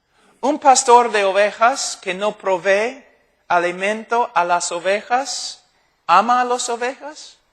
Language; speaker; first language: Spanish; non-native, fluent; English